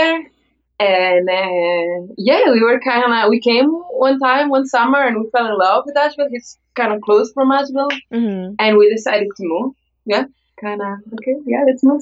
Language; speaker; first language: English; non-native, fluent; Spanish